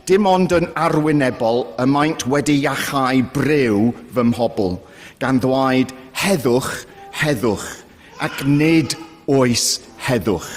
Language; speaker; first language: Welsh; non-native, fluent; English